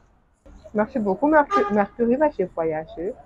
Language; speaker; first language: French; non-native, local second language; Malagasy